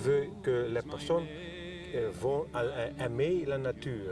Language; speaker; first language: French; non-native, learner; Dutch